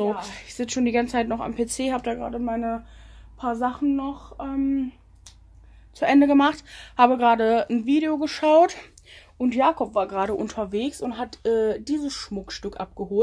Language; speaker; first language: German; native; German